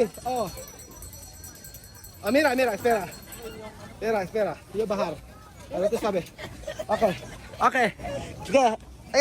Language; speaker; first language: Spanish; non-native, learner; Filipino